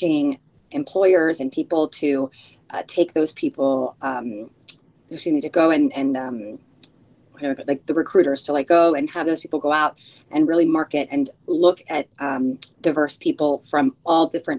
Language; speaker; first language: English; early bilingual, other home language; Spanish